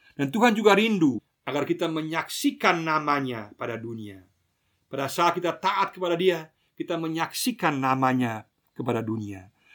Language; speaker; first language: Indonesian; non-native, fluent; German